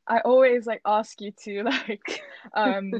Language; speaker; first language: English; early bilingual, other home language; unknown